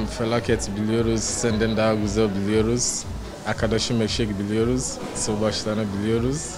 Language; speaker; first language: Turkish; non-native, learner; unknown